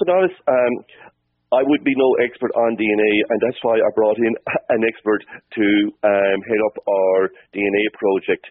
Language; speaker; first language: English; native; English